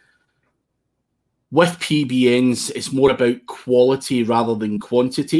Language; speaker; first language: English; native; English